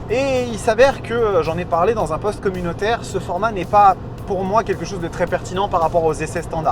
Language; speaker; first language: French; native; French